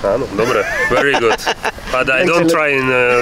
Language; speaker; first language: English; non-native, learner; Slovak